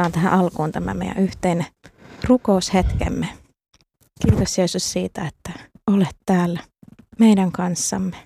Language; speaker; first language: Finnish; native; Finnish